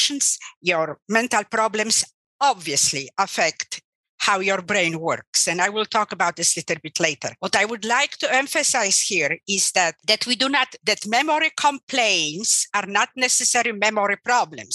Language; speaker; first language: English; non-native, fluent; Polish